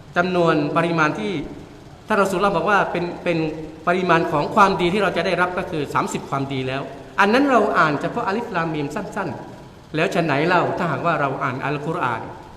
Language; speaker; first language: Thai; non-native, local second language; Malay